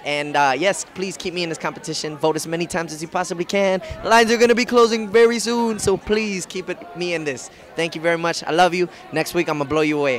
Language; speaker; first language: English; early bilingual, other home language; Spanish